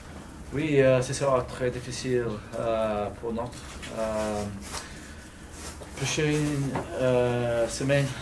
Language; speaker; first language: French; non-native, learner; English